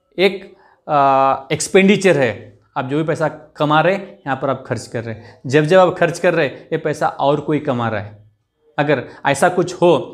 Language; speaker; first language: Hindi; non-native, local second language; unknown